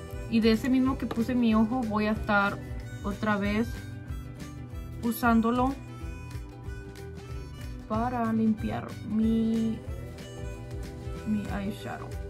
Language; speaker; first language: Spanish; early bilingual, heritage; Spanish